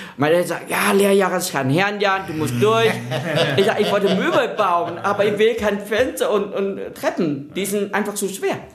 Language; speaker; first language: German; non-native, fluent; Vietnamese